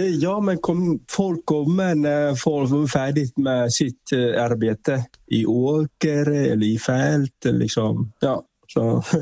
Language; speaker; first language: Swedish; non-native, fluent; Vietnamese